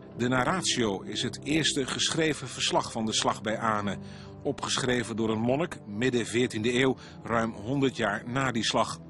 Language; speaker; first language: Dutch; native; Dutch